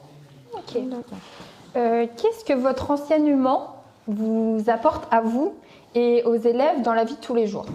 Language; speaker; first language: French; native; French